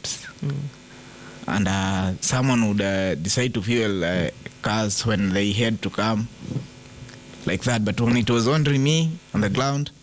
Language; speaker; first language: English; non-native, local second language; Kikuyu